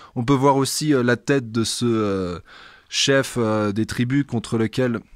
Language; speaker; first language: French; native; French